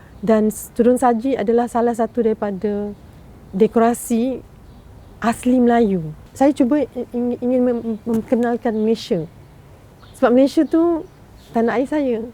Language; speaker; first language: Malay; native; Malay